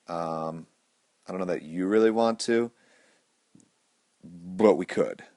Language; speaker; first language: English; native; English